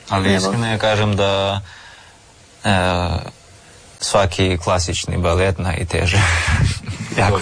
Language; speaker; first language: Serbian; non-native, learner; Russian